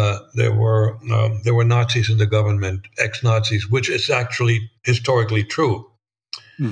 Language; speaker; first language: English; non-native, fluent; German